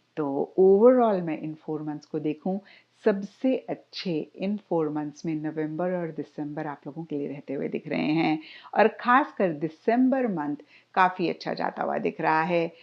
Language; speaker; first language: Hindi; native; Hindi